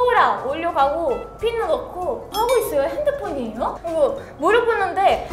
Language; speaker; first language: Korean; non-native, learner; Italian